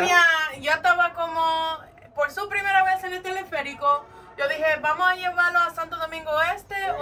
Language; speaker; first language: Spanish; non-native, fluent; English